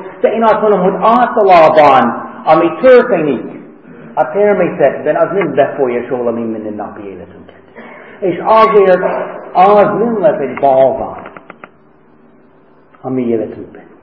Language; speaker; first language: Hungarian; non-native, fluent; English